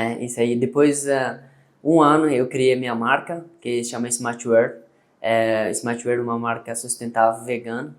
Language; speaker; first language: Portuguese; non-native, learner; Persian